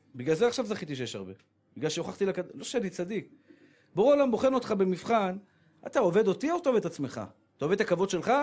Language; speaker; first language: Hebrew; native; Hebrew